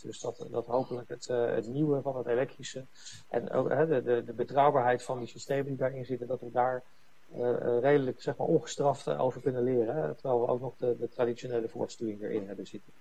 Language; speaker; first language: Dutch; native; Dutch